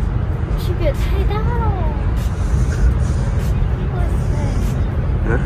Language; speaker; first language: Chinese; non-native, learner; Vietnamese